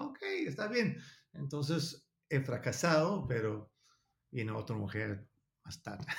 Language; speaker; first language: Spanish; non-native, learner; Danish